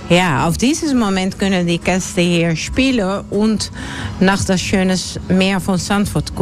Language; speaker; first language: German; non-native, learner; Dutch